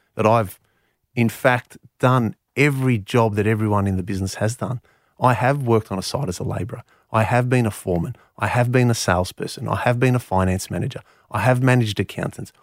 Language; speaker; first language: English; non-native, local second language; Greek